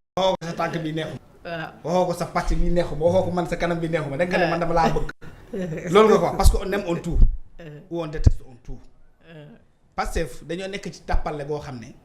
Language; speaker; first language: Wolof; non-native, local second language; Fula